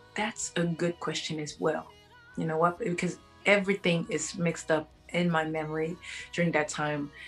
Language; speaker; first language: English; non-native, fluent; French